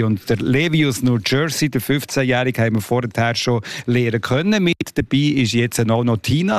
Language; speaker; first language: German; native; German